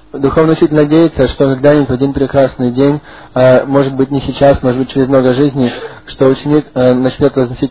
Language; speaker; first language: Russian; native; Russian